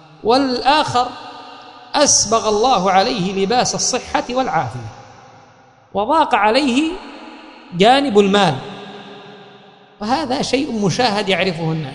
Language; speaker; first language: Arabic; native; Arabic